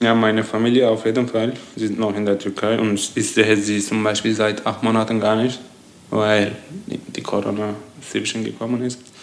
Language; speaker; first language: German; non-native, fluent; Turkish